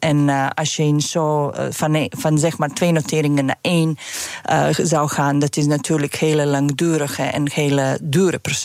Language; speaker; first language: Dutch; non-native, fluent; Serbian